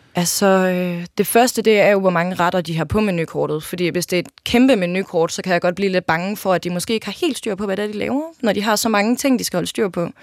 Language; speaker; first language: Danish; native; Danish